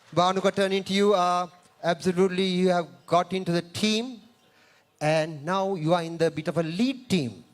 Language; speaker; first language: English; non-native, local second language; Sinhala